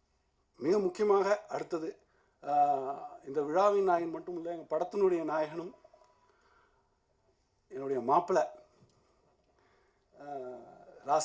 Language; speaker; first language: Tamil; native; Tamil